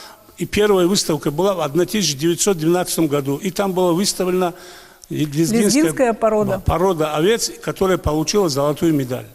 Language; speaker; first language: Russian; native; Russian